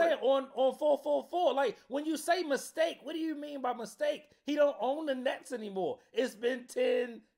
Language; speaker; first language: English; native; English